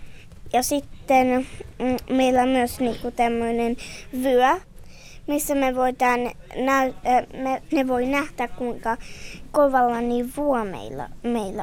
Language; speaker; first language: Finnish; early bilingual, heritage; Finnish